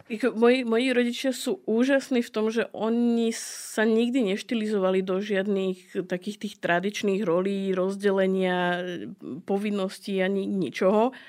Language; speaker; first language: Slovak; native; Slovak